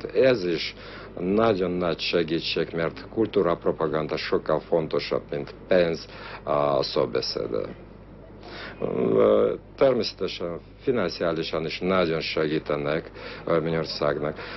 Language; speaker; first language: Hungarian; non-native, fluent; Armenian